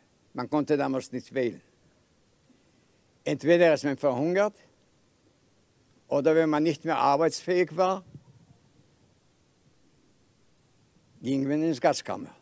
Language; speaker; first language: German; non-native, fluent; Yiddish